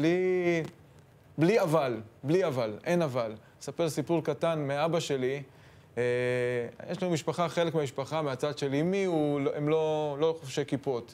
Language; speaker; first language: Hebrew; native; Hebrew